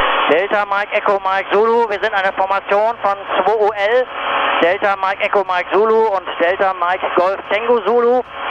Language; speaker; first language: German; native; German